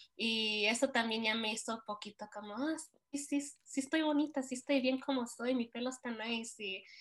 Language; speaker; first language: Spanish; early bilingual, heritage; Spanish